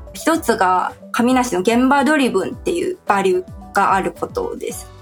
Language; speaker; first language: Japanese; non-native, fluent; Chinese